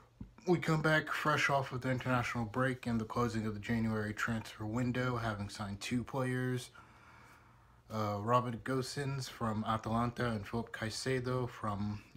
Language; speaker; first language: English; native; English